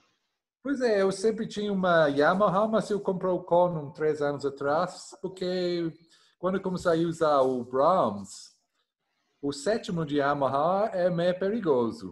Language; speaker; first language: Portuguese; non-native, learner; English